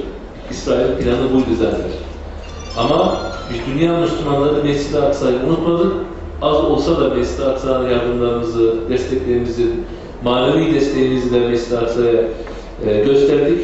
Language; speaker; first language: Turkish; native; Turkish